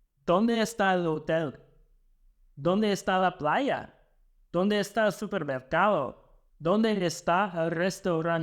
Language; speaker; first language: Spanish; non-native, fluent; English